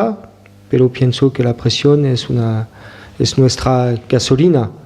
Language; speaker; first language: Spanish; non-native, fluent; French